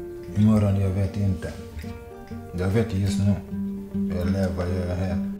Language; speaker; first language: Swedish; non-native, learner; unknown